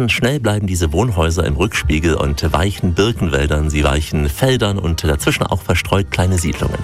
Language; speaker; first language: German; native; German